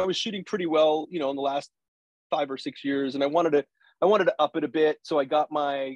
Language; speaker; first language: English; native; English